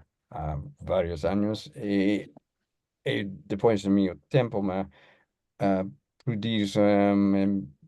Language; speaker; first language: Portuguese; non-native, learner; English